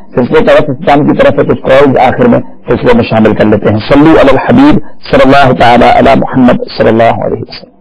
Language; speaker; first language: Urdu; native; Urdu